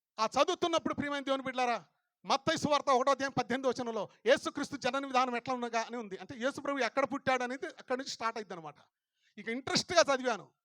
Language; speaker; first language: Telugu; non-native, local second language; Lambadi